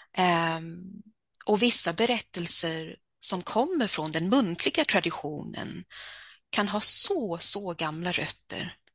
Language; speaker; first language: Swedish; early bilingual, heritage; Swedish